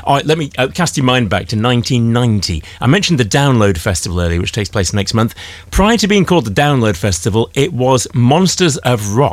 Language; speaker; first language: English; native; English